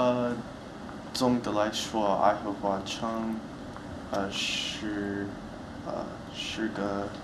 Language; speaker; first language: Chinese; non-native, learner; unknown